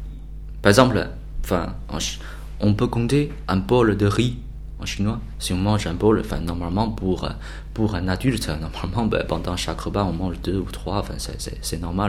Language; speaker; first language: French; non-native, learner; Chinese